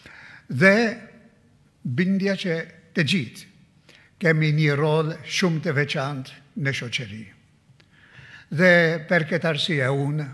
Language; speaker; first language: Albanian; non-native, fluent; Maltese